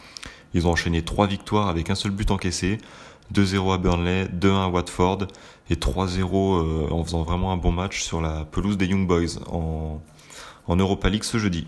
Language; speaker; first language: French; native; French